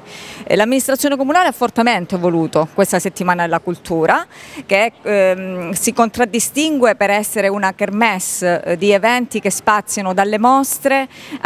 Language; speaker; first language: Italian; native; Italian